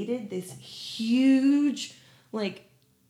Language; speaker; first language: English; non-native, fluent; Spanish